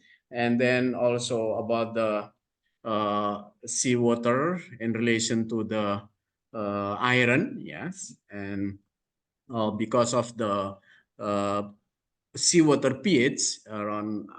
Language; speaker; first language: English; non-native, fluent; Indonesian